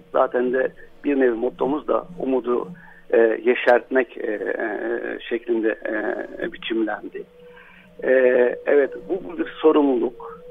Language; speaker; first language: Turkish; non-native, local second language; Arabic